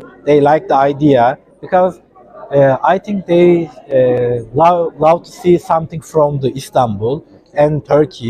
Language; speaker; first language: English; non-native, fluent; Turkish